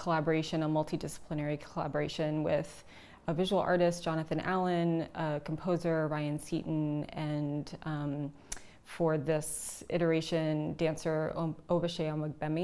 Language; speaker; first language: English; native; English